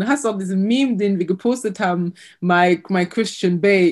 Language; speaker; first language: German; early bilingual, other home language; Lingala